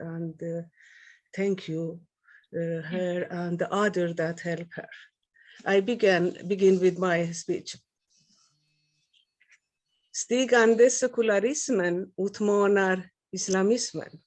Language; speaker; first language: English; non-native, learner; Persian